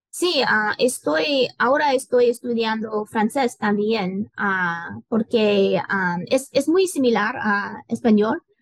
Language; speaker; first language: Spanish; non-native, learner; English